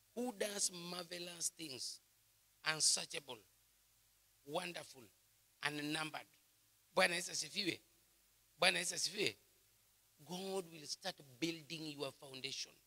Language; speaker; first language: English; non-native, local second language; Swahili